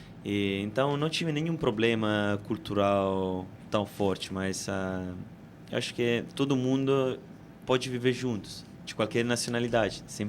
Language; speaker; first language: Portuguese; non-native, fluent; Italian